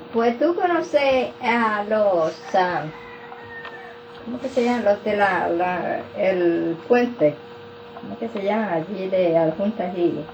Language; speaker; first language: Spanish; native; Spanish